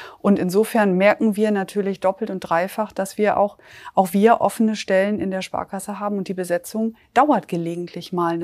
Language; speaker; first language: German; native; German